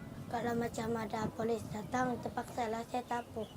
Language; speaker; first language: Indonesian; early bilingual, other home language; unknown